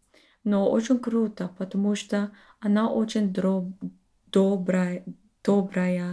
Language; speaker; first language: Russian; non-native, learner; English